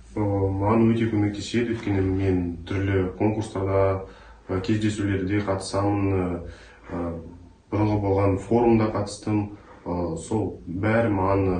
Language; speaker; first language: Kazakh; non-native, local second language; German